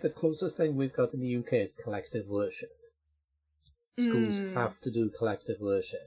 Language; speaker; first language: English; native; English